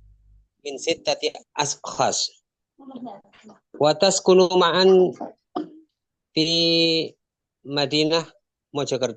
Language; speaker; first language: Arabic; non-native, learner; Indonesian